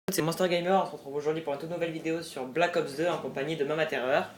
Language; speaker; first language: French; native; French